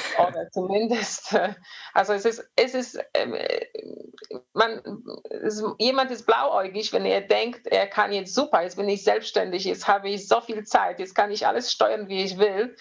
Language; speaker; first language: German; non-native, fluent; Polish